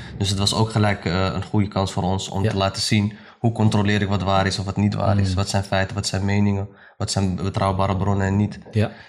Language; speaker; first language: Dutch; early bilingual, other home language; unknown